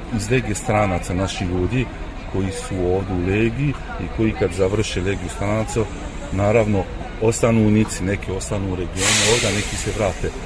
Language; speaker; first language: Serbian; early bilingual, heritage; French